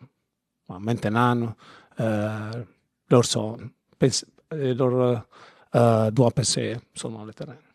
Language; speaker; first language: French; non-native, learner; Italian